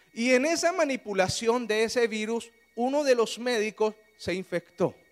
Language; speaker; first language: Spanish; native; Spanish